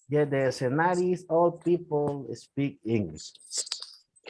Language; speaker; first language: English; non-native, learner; Spanish